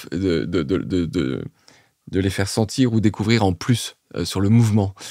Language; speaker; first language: French; native; French